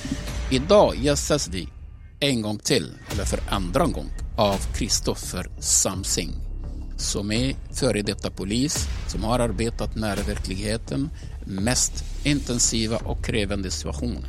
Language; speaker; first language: Swedish; non-native, fluent; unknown